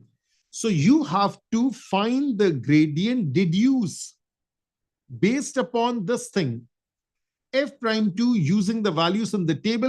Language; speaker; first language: English; non-native, local second language; Urdu